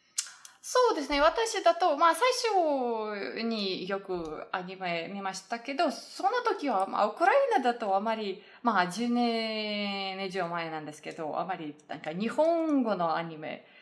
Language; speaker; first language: Japanese; non-native, fluent; Russian